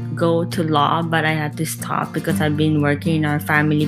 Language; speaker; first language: English; non-native, local second language; Filipino